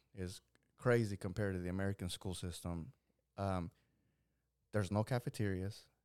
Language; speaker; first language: English; early bilingual, other home language; Spanish